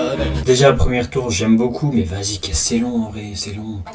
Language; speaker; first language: French; native; French